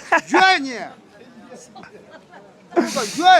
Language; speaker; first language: Russian; non-native, learner; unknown